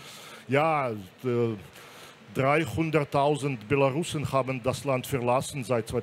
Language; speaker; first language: German; non-native, fluent; Belarusian